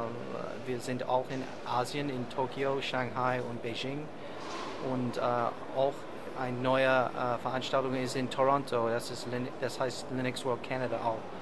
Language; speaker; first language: German; non-native, learner; English